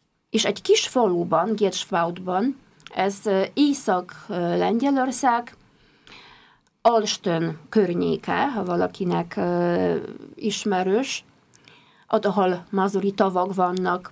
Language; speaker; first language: Hungarian; non-native, fluent; Polish